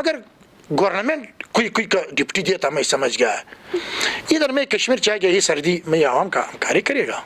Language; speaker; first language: Hindi; non-native, learner; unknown